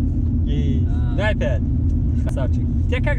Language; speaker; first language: Russian; non-native, fluent; Tajik